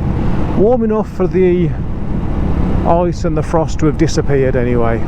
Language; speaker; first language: English; native; English